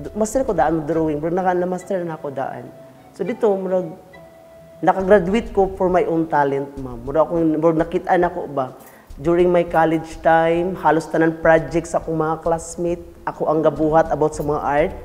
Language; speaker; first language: Cebuano; non-native, local second language; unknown